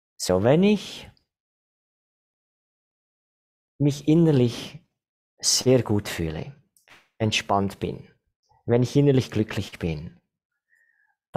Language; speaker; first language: German; non-native, fluent; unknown